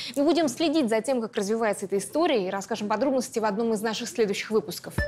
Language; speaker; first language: Russian; native; Russian